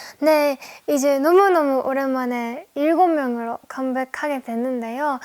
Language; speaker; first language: Korean; non-native, fluent; Japanese